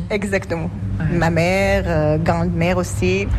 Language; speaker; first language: French; non-native, learner; Arabic